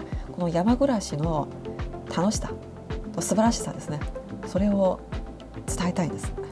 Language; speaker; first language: Japanese; non-native, fluent; Chinese